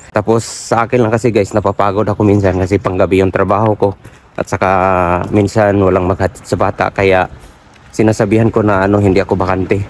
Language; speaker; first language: Filipino; non-native, local second language; Cebuano